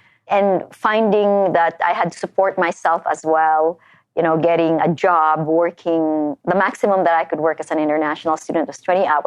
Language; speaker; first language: English; non-native, local second language; Filipino